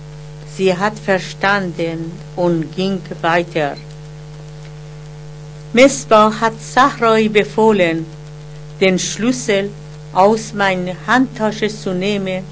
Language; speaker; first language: German; non-native, learner; Persian